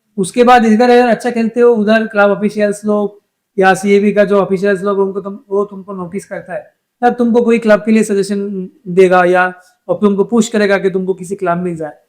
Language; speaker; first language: Hindi; non-native, local second language; Bangla